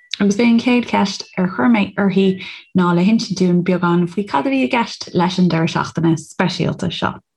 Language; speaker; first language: Irish; non-native, local second language; English